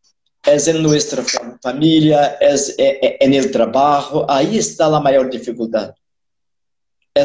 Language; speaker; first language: Spanish; non-native, fluent; Portuguese